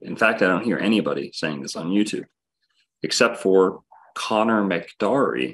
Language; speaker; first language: English; native; English